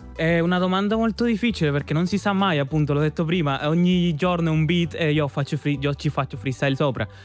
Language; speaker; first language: Italian; non-native, fluent; Spanish